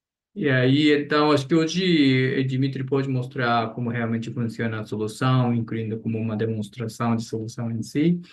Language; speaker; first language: Portuguese; non-native, fluent; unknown